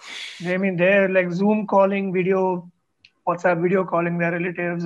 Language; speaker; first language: English; non-native, local second language; Tamil